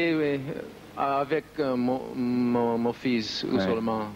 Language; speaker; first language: French; non-native, learner; Spanish